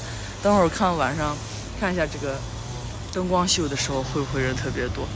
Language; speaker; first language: Chinese; native; Chinese